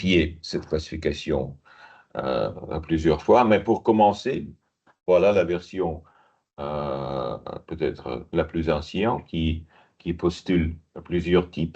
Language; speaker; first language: French; non-native, fluent; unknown